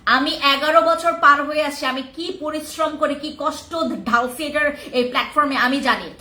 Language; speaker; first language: Bangla; non-native, local second language; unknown